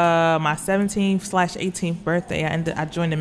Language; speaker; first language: English; native; English